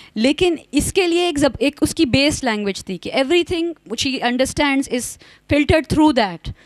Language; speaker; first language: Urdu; native; Urdu